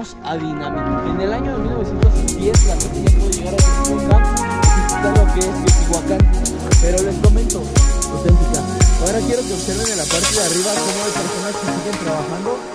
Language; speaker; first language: Spanish; native; Spanish